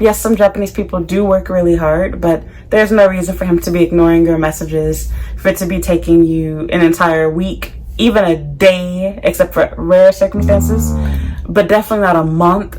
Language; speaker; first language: English; non-native, learner; Japanese